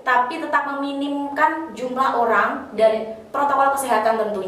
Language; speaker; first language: Indonesian; native; Indonesian